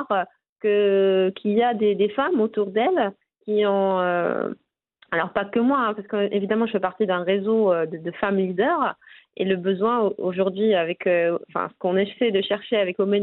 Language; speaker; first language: French; non-native, local second language; Arabic